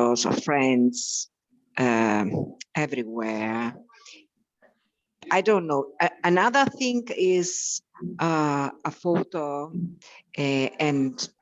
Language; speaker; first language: English; non-native, learner; Italian